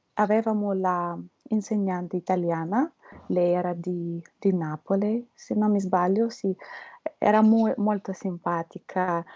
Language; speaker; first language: Italian; non-native, learner; Russian